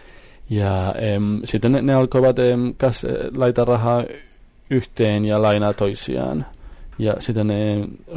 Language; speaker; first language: Finnish; non-native, fluent; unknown